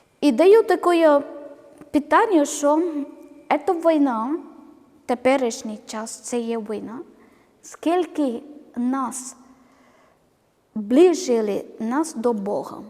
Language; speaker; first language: Ukrainian; non-native, learner; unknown